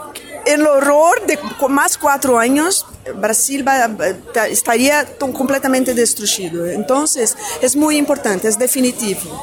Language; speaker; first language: Spanish; non-native, fluent; Portuguese